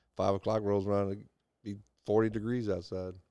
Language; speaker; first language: English; native; English